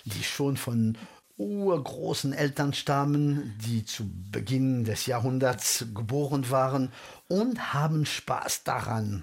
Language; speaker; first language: German; non-native, fluent; French